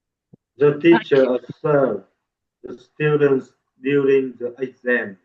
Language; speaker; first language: English; non-native, learner; Vietnamese